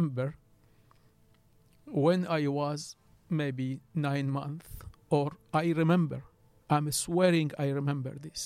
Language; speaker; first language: English; non-native, learner; Arabic